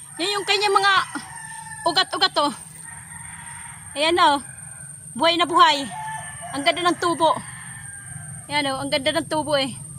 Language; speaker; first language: Filipino; non-native, local second language; Waray